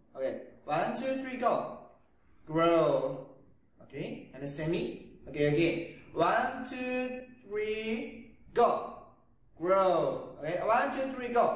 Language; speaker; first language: English; non-native, learner; Vietnamese